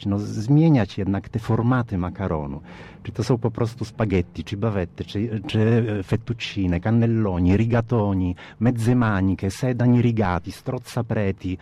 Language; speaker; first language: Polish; early bilingual, heritage; Polish